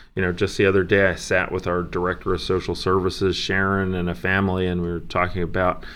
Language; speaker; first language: English; native; English